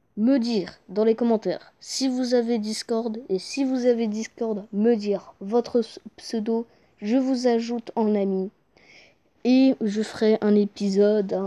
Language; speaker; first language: French; native; French